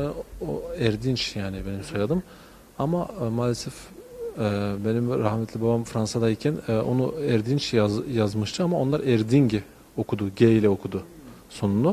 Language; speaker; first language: Turkish; early bilingual, heritage; Turkish